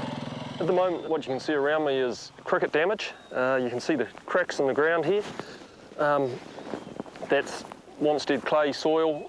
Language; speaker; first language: English; native; English